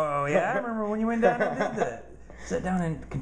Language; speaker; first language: English; native; English